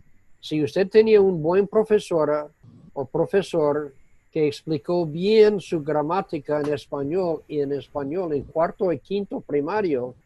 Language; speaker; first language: Spanish; non-native, fluent; English